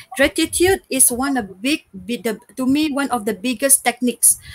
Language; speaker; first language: English; non-native, local second language; Malay